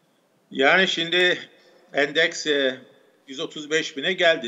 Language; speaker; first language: Turkish; native; Turkish